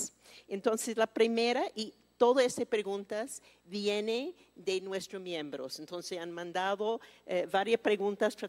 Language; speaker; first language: Spanish; non-native, fluent; English